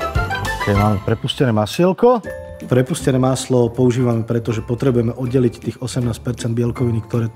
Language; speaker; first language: Slovak; native; Slovak